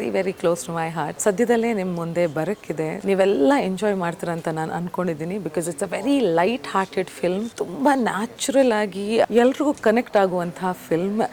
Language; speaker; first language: Kannada; native; Kannada